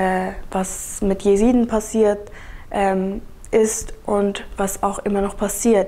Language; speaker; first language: German; early bilingual, other home language; Kurdish